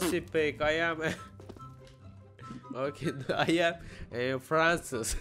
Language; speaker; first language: English; non-native, learner; Turkish